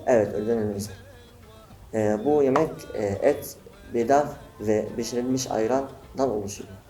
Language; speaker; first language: Turkish; non-native, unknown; Arabic